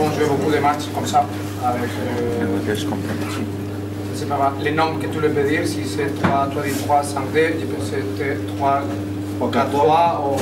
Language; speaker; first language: French; non-native, learner; Spanish